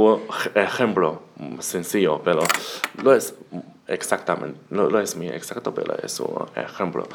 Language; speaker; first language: Spanish; non-native, learner; Chinese